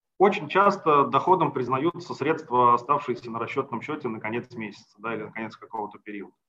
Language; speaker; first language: Russian; native; Russian